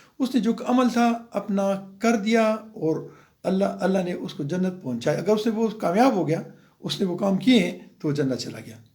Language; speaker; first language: Urdu; non-native, local second language; Pashto